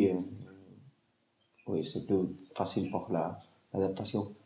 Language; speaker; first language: French; non-native, learner; Spanish